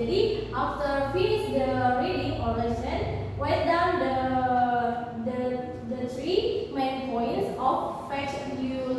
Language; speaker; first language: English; non-native, learner; Indonesian